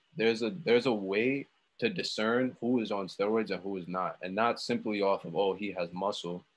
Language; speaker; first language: English; native; English